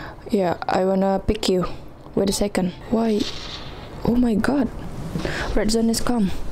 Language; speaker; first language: English; non-native, learner; Indonesian